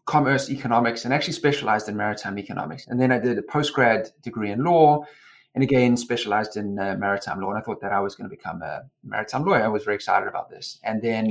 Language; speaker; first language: English; native; English